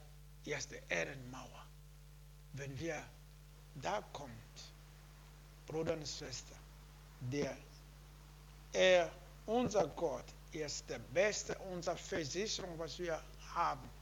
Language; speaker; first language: German; non-native, learner; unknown